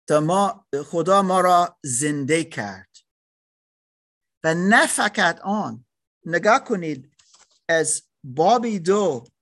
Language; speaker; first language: Persian; non-native, learner; German